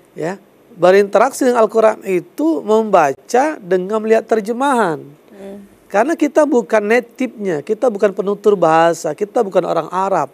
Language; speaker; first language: Indonesian; native; Indonesian